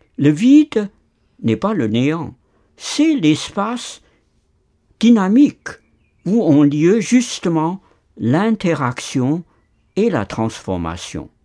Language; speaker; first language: French; non-native, fluent; Chinese